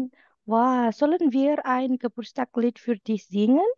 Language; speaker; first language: German; non-native, fluent; Indonesian